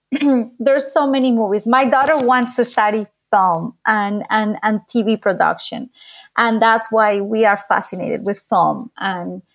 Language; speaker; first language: English; non-native, fluent; Spanish